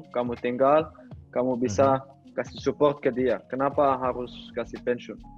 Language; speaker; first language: Indonesian; non-native, learner; Dutch